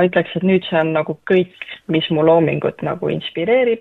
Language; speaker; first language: Estonian; native; Estonian